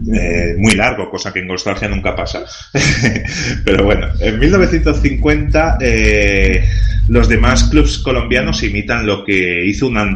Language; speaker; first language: Spanish; non-native, local second language; Catalan